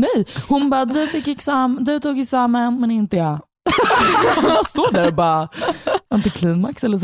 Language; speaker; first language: Swedish; native; Swedish